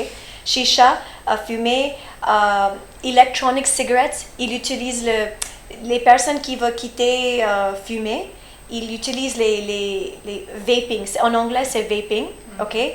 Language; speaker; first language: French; early bilingual, heritage; French